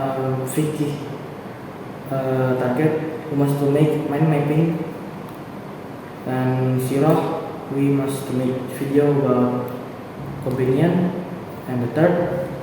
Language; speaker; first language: English; non-native, learner; Indonesian